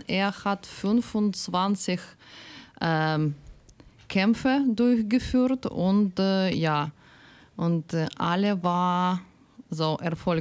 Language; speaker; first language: German; non-native, learner; Ukrainian